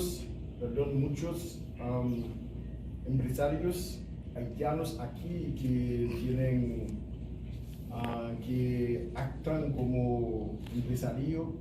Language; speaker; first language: Spanish; non-native, fluent; Haitian Creole